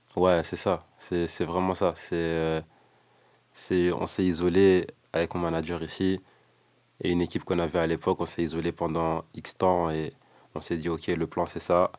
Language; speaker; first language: French; early bilingual, other home language; Lingala